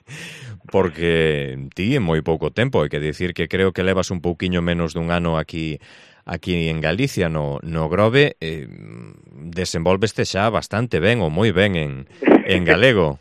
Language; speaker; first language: Galician; native; Galician